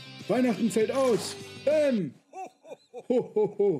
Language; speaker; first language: German; native; German